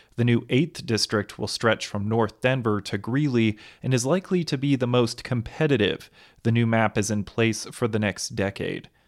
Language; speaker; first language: English; native; English